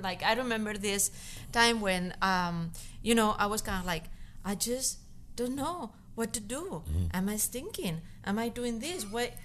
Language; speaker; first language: English; non-native, fluent; Spanish